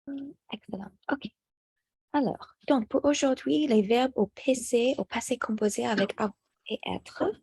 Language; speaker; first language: French; non-native, fluent; English